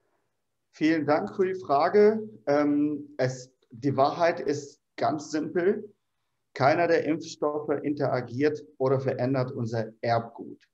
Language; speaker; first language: German; non-native, fluent; Arabic